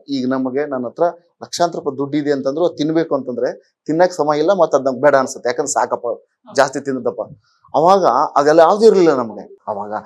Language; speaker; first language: Kannada; native; Kannada